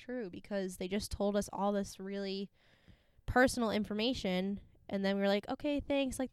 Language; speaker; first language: English; native; English